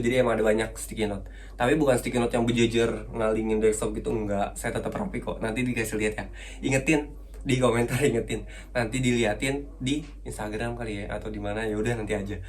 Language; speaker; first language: Indonesian; native; Indonesian